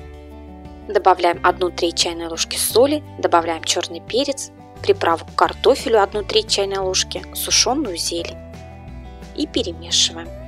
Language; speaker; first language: Russian; native; Russian